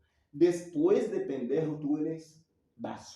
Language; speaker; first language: Spanish; non-native, learner; Haitian Creole